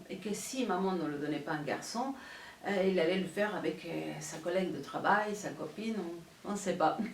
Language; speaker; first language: French; non-native, fluent; Spanish